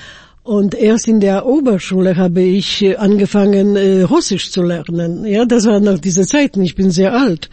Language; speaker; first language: German; non-native, fluent; Polish